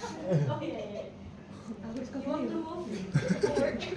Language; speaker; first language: English; non-native, fluent; Indonesian